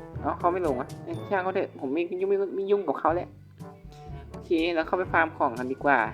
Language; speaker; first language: Thai; native; Thai